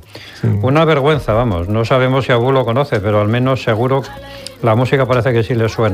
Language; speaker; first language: Spanish; native; Spanish